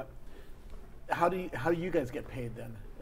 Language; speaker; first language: English; native; English